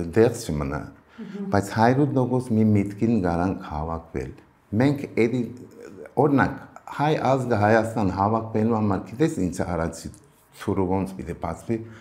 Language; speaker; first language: Armenian; early bilingual, heritage; Armenian